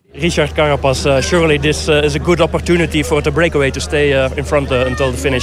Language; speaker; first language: English; non-native, fluent; Dutch